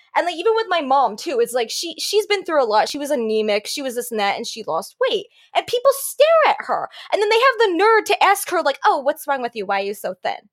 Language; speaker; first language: English; native; English